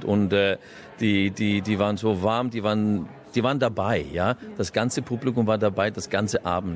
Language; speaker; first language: German; non-native, fluent; Icelandic